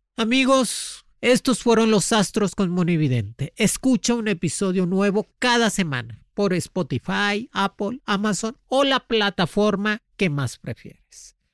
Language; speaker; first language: Spanish; native; Spanish